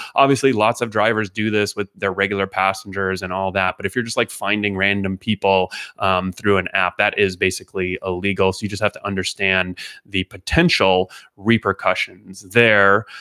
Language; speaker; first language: English; native; English